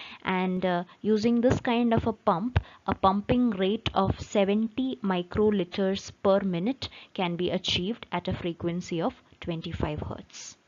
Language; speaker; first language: English; non-native, local second language; Malayalam